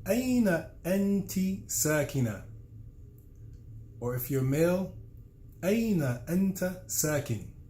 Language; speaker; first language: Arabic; non-native, fluent; English